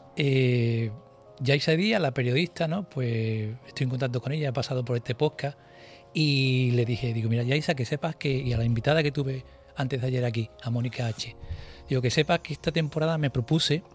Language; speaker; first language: Spanish; native; Spanish